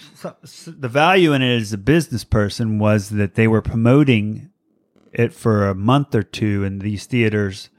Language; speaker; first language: English; native; English